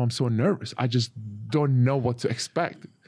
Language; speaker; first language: English; non-native, fluent; Turkish